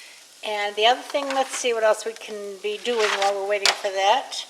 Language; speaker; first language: English; native; English